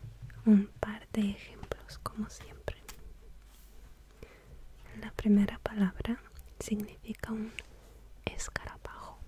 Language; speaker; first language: Spanish; non-native, fluent; Russian